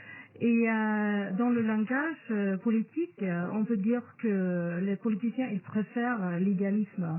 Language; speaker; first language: French; non-native, fluent; Norwegian